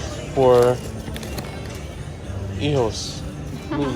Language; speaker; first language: Spanish; non-native, learner; English